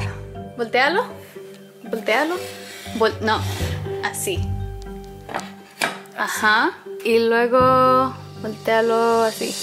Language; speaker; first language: Spanish; early bilingual, heritage; English